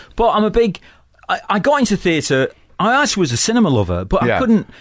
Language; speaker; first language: English; native; English